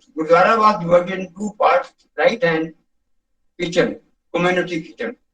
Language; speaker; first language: English; non-native, local second language; Punjabi